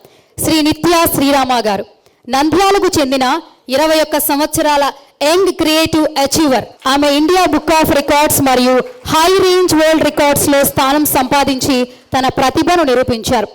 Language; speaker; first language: Telugu; native; Telugu